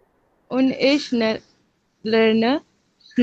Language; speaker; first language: German; non-native, learner; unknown